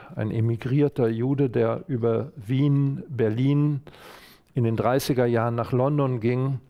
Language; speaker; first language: German; native; German